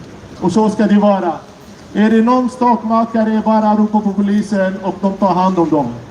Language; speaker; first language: Swedish; non-native, fluent; Arabic